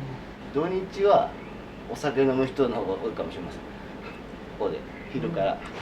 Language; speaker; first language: Japanese; native; Japanese